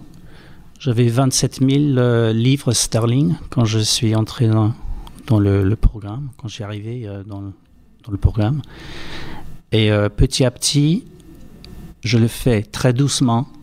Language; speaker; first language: French; non-native, fluent; English